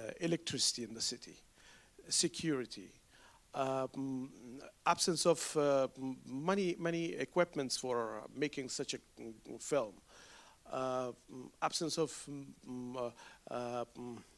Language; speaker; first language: English; non-native, fluent; Persian